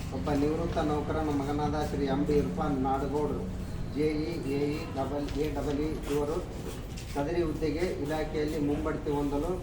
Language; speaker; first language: Kannada; native; Kannada